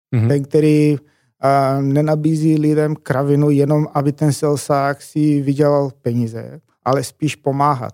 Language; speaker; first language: Czech; non-native, fluent; Macedonian